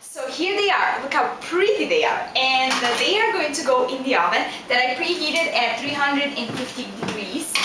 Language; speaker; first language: English; non-native, fluent; Italian